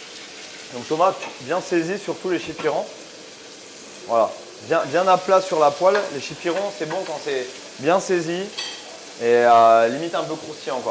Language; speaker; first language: French; native; French